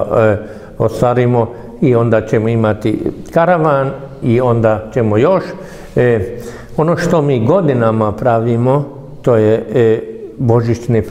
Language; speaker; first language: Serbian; non-native, local second language; Hungarian